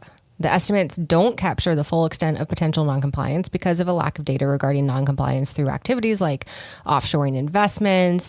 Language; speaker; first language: English; native; English